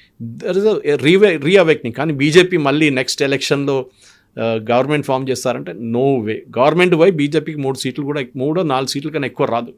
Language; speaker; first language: Telugu; non-native, local second language; Malayalam